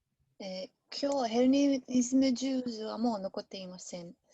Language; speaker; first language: Japanese; non-native, learner; English